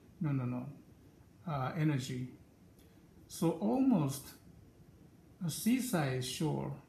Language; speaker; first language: English; non-native, learner; Japanese